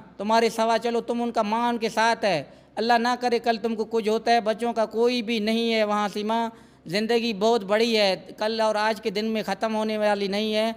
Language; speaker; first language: Urdu; non-native, local second language; Saraiki